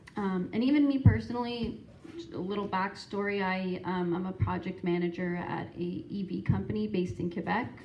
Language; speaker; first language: English; native; English